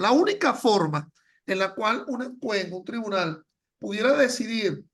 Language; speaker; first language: Spanish; native; Spanish